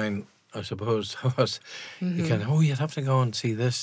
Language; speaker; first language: English; native; English